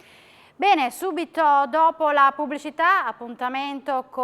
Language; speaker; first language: Italian; native; Italian